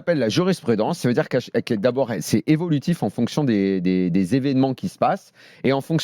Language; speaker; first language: French; native; French